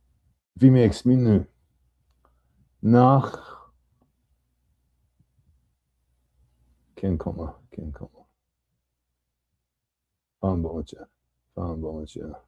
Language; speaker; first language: Irish; non-native, learner; English